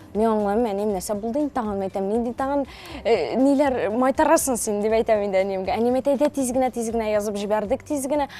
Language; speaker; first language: Tatar; non-native, local second language; Russian